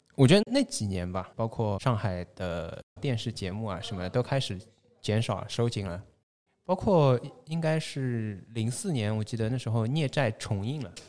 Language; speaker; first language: Chinese; non-native, local second language; Wu Chinese